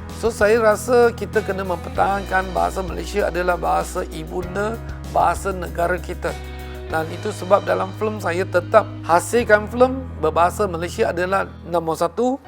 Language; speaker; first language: Malay; non-native, local second language; Chinese